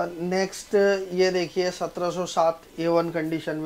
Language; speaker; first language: Hindi; native; Hindi